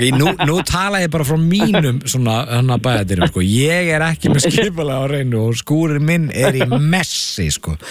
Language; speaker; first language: Icelandic; native; Icelandic